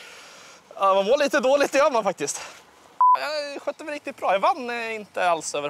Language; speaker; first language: Swedish; native; Swedish